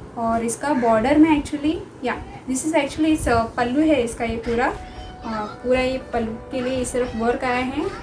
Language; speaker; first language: Hindi; non-native, local second language; Kannada